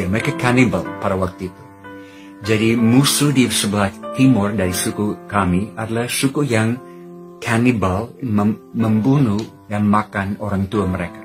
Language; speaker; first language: Indonesian; non-native, fluent; English